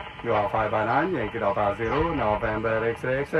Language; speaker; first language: English; non-native, fluent; Indonesian